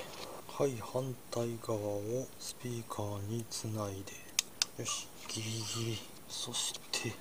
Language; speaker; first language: Japanese; native; Japanese